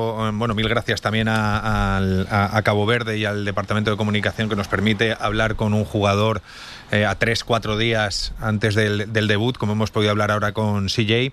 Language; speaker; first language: Spanish; native; Spanish